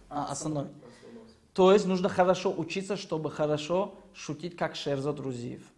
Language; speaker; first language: Russian; non-native, local second language; Tajik